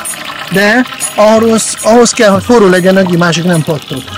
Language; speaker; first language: Hungarian; non-native, fluent; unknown